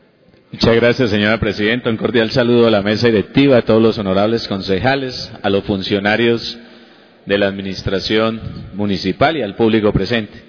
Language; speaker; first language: Spanish; native; Spanish